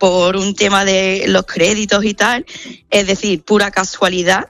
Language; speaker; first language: Spanish; non-native, fluent; English